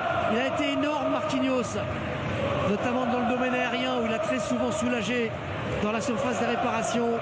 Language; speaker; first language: French; native; French